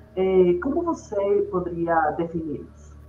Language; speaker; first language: Portuguese; non-native, fluent; Spanish